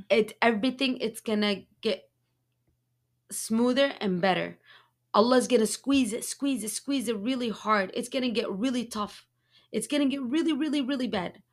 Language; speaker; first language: English; early bilingual, other home language; Arabic